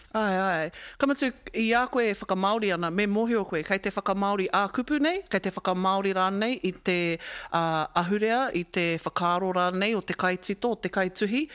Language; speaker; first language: Māori; non-native, local second language; English